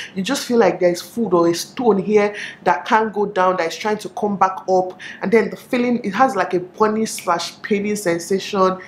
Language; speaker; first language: English; non-native, local second language; Igbo